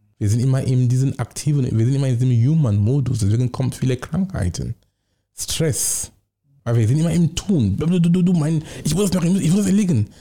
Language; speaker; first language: German; non-native, fluent; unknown